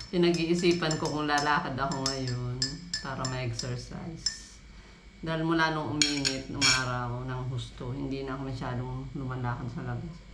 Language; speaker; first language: Filipino; non-native, local second language; Bikol